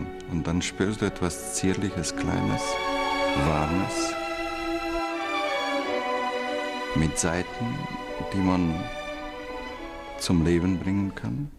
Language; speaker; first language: German; non-native, fluent; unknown